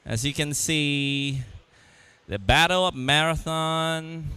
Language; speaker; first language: English; non-native, fluent; Vietnamese